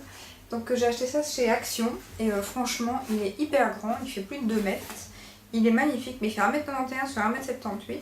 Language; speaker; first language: French; native; French